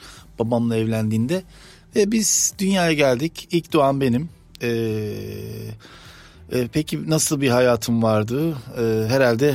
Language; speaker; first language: Turkish; native; Turkish